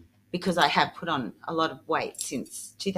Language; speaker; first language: English; native; English